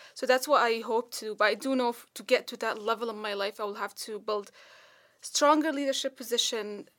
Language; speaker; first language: English; non-native, fluent; Arabic